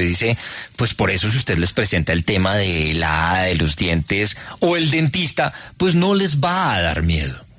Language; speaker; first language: Spanish; native; Spanish